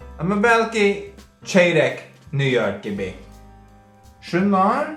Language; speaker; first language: Turkish; non-native, learner; English